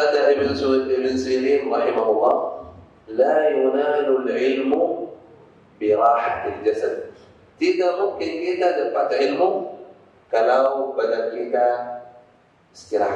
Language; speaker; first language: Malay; non-native, fluent; Arabic